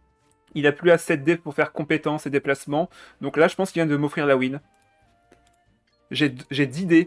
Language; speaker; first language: French; native; French